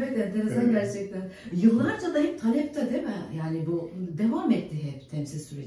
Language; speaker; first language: Turkish; native; Turkish